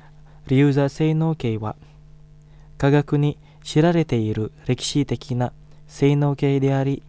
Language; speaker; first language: Japanese; non-native, local second language; Indonesian